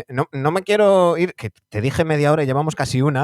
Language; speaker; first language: Spanish; native; Spanish